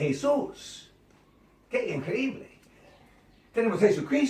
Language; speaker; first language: Spanish; non-native, learner; English